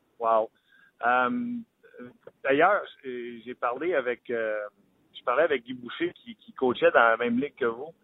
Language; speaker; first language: French; native; French